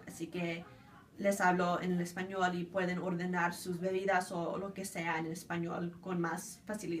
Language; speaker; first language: Spanish; early bilingual, other home language; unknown